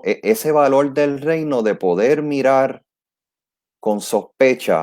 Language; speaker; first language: Spanish; native; Spanish